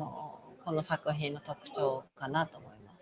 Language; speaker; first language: Japanese; native; Japanese